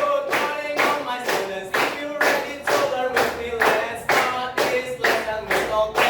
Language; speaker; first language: English; non-native, learner; Indonesian